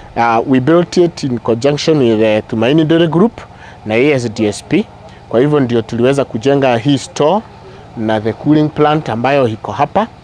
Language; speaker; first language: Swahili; non-native, local second language; Meru